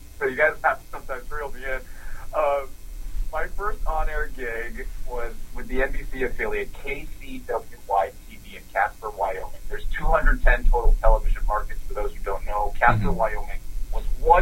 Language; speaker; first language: English; native; English